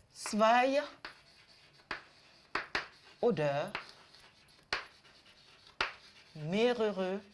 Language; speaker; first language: German; non-native, fluent; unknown